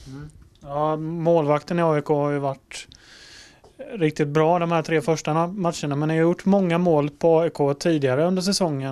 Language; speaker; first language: Swedish; native; Swedish